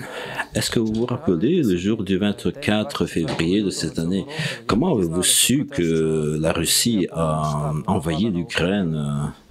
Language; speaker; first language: French; non-native, fluent; Ukrainian